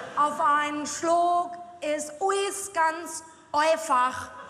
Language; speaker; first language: German; native; German